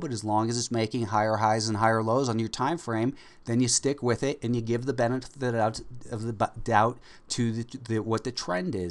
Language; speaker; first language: English; native; English